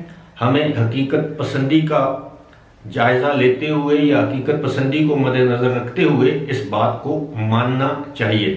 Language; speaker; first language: Urdu; native; Urdu